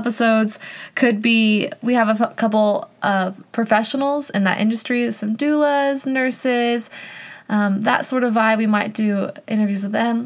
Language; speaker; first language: English; native; English